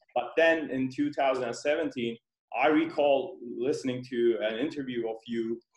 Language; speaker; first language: English; non-native, fluent; Turkish